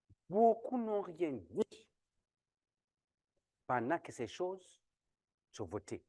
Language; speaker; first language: French; non-native, local second language; Kinyarwanda